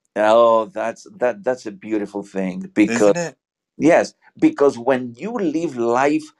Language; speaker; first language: English; non-native, fluent; Spanish